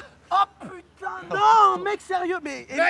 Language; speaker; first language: French; native; French